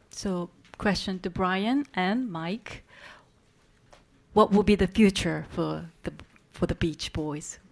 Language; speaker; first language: English; non-native, fluent; Japanese